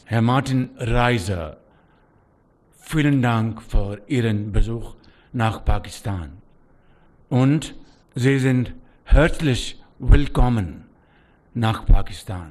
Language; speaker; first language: German; non-native, learner; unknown